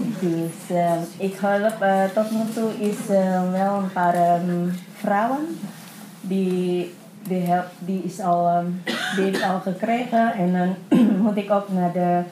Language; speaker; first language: Dutch; non-native, learner; Indonesian